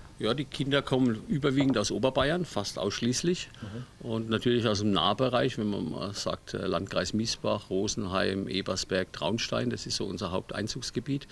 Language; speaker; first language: German; native; German